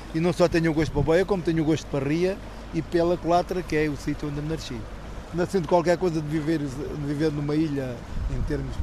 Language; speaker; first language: Portuguese; native; Portuguese